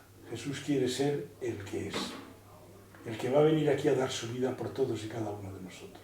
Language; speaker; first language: Spanish; native; Spanish